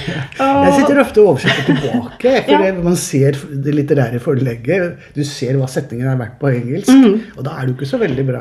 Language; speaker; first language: Norwegian; native; Norwegian